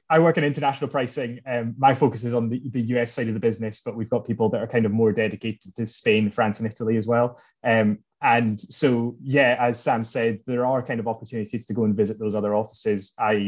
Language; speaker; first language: English; native; English